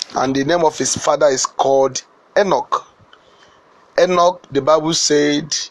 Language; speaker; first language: English; non-native, local second language; Igbo